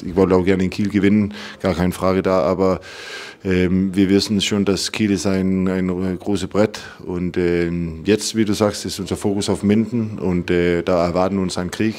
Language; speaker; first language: German; non-native, fluent; Danish